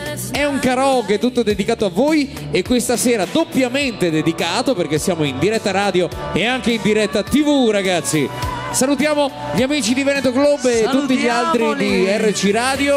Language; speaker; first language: Italian; native; Italian